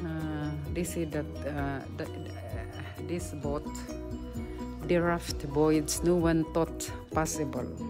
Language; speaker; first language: English; non-native, learner; Filipino